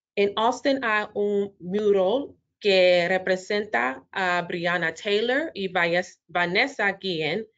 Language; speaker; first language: Spanish; native; Spanish